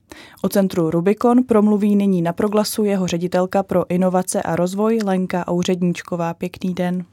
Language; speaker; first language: Czech; native; Czech